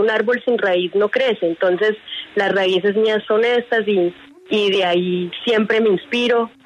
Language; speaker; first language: Spanish; early bilingual, heritage; French